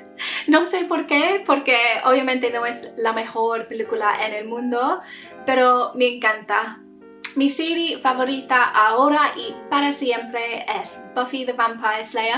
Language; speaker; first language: Spanish; non-native, learner; English